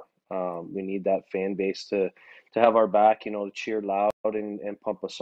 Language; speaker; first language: English; native; English